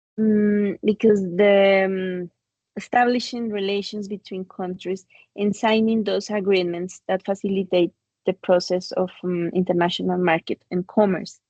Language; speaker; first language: English; non-native, fluent; Spanish